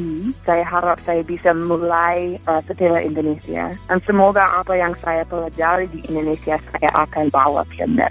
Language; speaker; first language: Indonesian; non-native, fluent; English